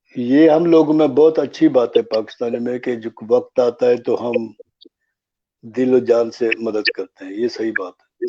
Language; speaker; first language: Urdu; native; Urdu